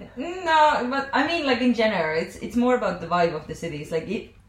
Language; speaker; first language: English; non-native, fluent; Estonian